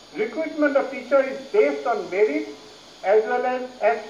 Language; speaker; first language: English; non-native, local second language; Assamese